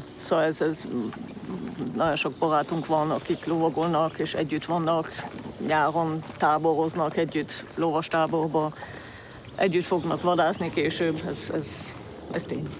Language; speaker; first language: Hungarian; early bilingual, heritage; Hungarian